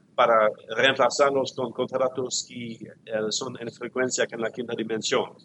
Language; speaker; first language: Spanish; non-native, learner; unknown